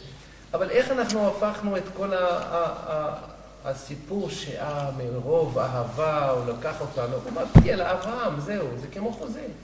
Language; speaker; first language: Hebrew; non-native, fluent; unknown